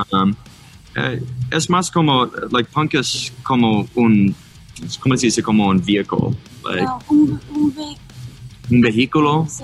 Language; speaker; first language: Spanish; non-native, learner; English